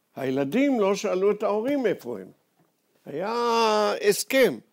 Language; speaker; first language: Hebrew; native; Hebrew